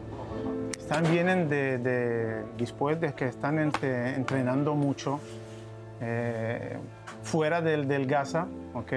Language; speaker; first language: Spanish; non-native, learner; Hebrew